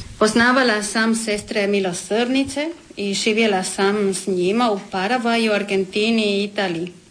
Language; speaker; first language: Croatian; non-native, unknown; Spanish